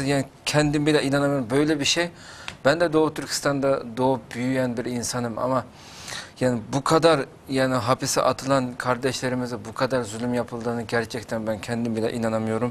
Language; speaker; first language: Turkish; non-native, fluent; Uyghur